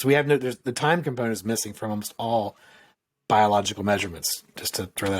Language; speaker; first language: English; native; English